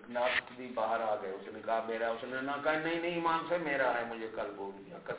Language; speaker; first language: Urdu; non-native, local second language; Punjabi